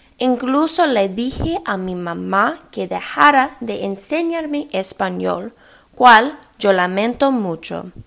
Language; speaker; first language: Spanish; early bilingual, heritage; English